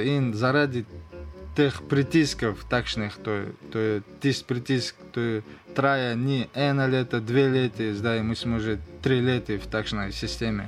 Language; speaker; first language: Slovenian; non-native, learner; Russian